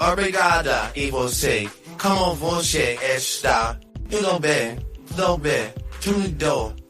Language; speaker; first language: Portuguese; non-native, learner; English